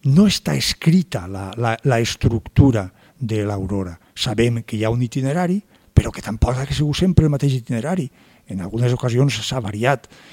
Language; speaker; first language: Catalan; native; Catalan